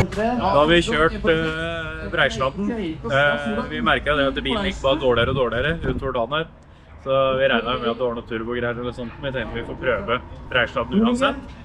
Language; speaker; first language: Norwegian; native; Norwegian